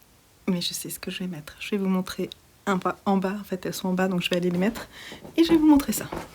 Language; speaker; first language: French; native; French